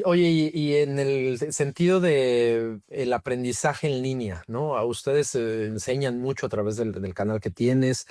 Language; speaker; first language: Spanish; native; Spanish